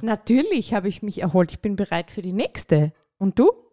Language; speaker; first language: German; native; German